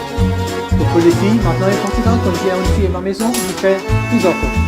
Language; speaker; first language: French; non-native, learner; Portuguese